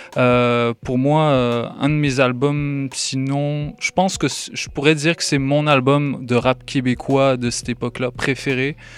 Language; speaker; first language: French; native; French